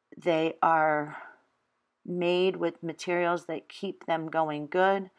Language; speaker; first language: English; native; English